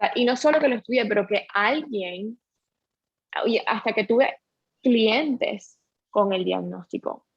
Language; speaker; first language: Spanish; early bilingual, heritage; Spanish